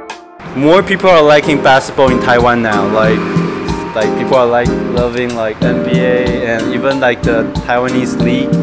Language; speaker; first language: English; early bilingual, other home language; Chinese